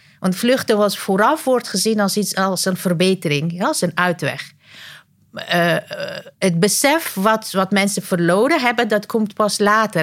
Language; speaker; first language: Dutch; non-native, fluent; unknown